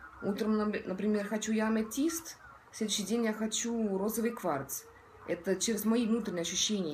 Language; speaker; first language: Russian; non-native, local second language; Estonian